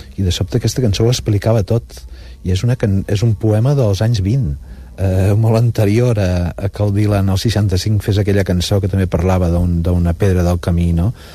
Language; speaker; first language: Catalan; native; Catalan